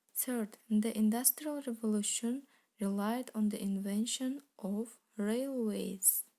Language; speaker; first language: English; non-native, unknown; Kazakh